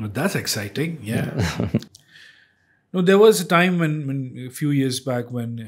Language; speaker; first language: English; non-native, local second language; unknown